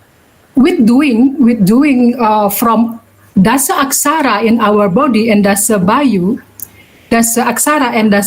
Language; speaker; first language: English; non-native, learner; Balinese